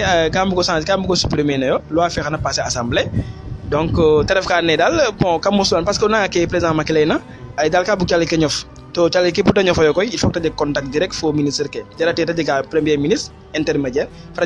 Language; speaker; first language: English; non-native, fluent; Serer